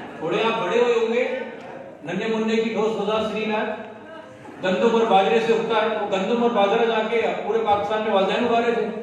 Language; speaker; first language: Urdu; non-native, local second language; Sindhi